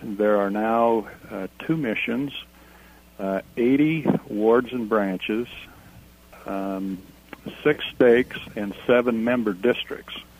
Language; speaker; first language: English; native; English